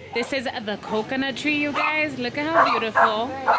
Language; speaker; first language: English; early bilingual, other home language; Spanish